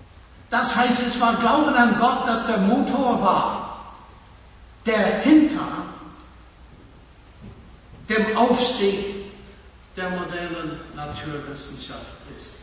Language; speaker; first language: German; non-native, fluent; English